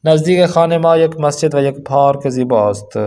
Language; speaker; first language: Persian; non-native, fluent; Urdu